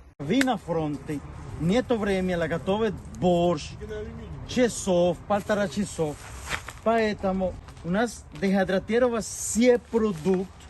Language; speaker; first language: Russian; non-native, learner; Spanish